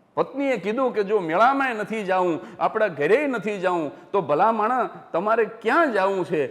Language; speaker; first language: Gujarati; native; Gujarati